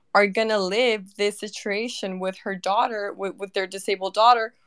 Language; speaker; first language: English; early bilingual, other home language; Spanish